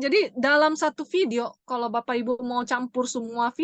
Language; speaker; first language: Indonesian; native; Indonesian